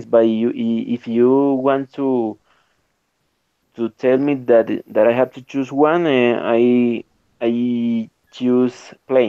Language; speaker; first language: English; non-native, learner; Spanish